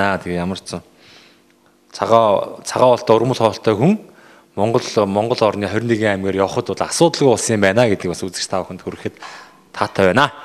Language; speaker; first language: Mongolian; native; Mongolian